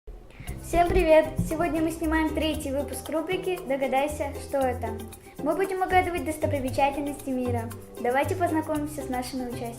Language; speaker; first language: Russian; native; Russian